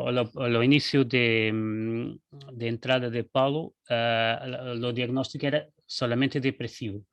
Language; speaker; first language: Spanish; non-native, learner; Portuguese